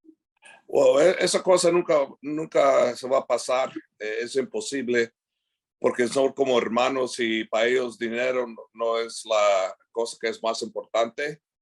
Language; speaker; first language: Spanish; early bilingual, heritage; English